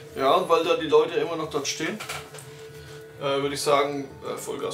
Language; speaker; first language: German; native; German